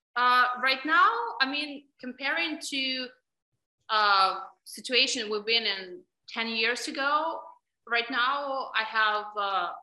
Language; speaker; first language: English; non-native, fluent; Ukrainian